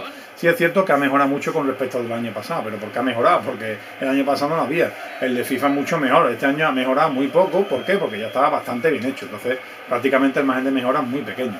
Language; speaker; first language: Spanish; native; Spanish